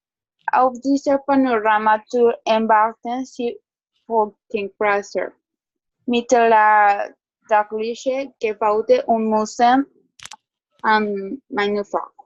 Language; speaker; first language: German; non-native, learner; Spanish